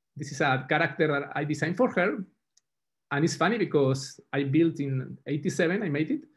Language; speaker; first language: English; non-native, fluent; Spanish